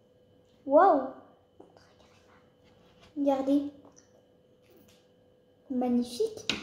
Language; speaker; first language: French; early bilingual, other home language; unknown